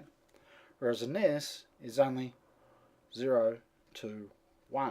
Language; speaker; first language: English; native; English